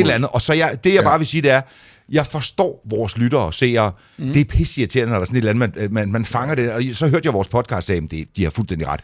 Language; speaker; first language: Danish; native; Danish